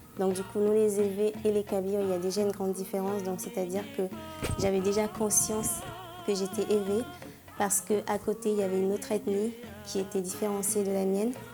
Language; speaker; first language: French; non-native, local second language; Ewe